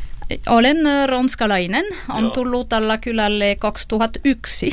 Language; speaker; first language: Finnish; non-native, learner; French